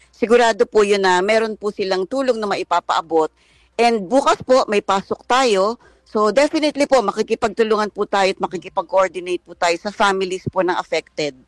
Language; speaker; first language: Filipino; native; Filipino